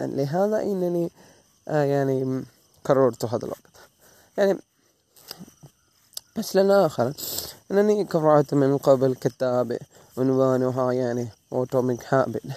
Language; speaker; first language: Arabic; non-native, learner; Malay